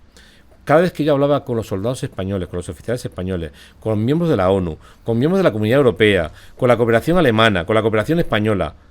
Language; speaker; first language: Spanish; native; Spanish